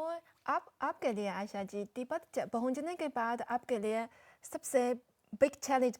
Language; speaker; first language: Hindi; non-native, fluent; Chinese